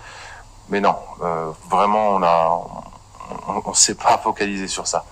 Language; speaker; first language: French; native; French